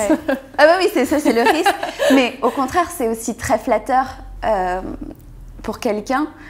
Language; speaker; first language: French; native; French